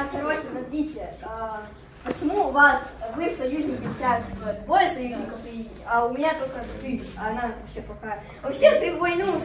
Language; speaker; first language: Russian; native; Russian